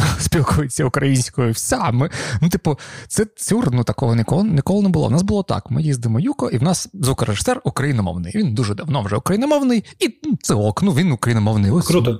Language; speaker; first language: Ukrainian; non-native, local second language; Russian